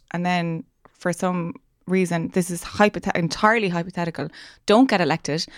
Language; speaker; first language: English; native; English